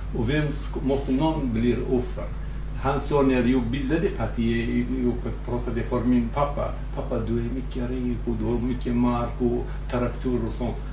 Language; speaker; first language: Swedish; non-native, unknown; Kurdish